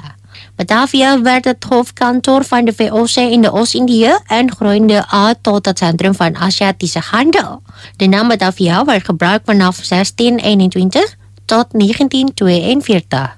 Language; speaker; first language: Dutch; non-native, fluent; Indonesian